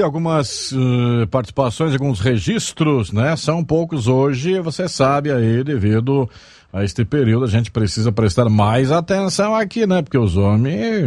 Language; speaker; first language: Portuguese; native; Portuguese